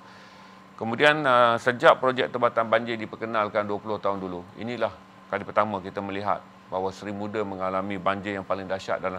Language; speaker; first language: Malay; native; Malay